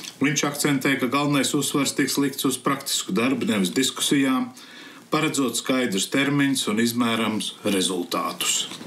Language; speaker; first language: Latvian; early bilingual, heritage; Latvian